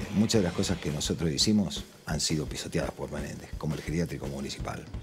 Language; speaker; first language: Spanish; native; Spanish